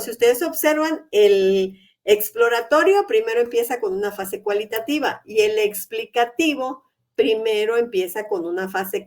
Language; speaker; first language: Spanish; native; Spanish